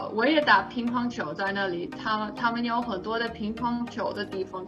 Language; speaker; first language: Chinese; early bilingual, heritage; English